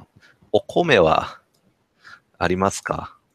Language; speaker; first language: Japanese; non-native, learner; English